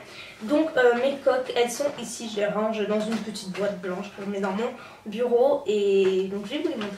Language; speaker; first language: French; native; French